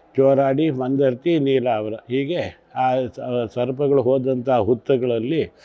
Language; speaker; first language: Kannada; native; Kannada